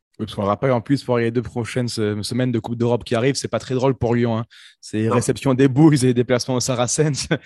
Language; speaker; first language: French; native; French